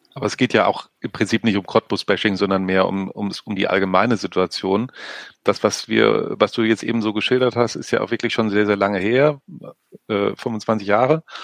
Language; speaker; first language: German; native; German